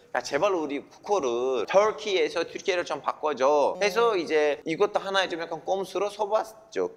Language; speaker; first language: Korean; non-native, fluent; Turkish